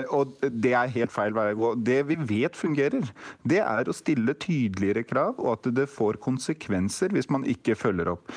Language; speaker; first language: Norwegian; native; Norwegian